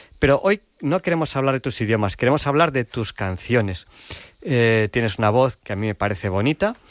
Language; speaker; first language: Spanish; native; Spanish